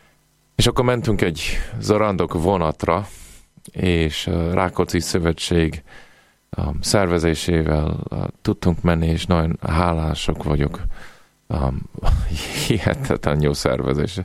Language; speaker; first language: Hungarian; non-native, fluent; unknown